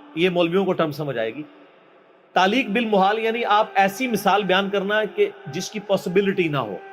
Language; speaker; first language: Urdu; non-native, local second language; Punjabi